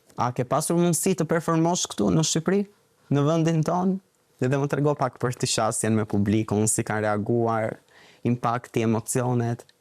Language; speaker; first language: Albanian; native; Albanian